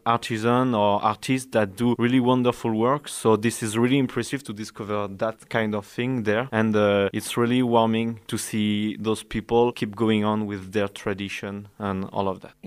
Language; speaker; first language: English; non-native, learner; French